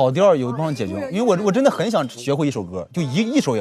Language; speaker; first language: Chinese; native; Chinese